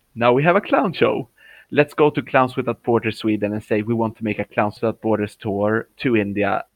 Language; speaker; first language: English; non-native, fluent; Swedish